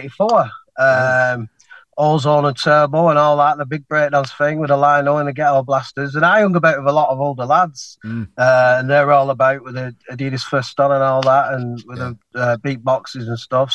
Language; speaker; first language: English; native; English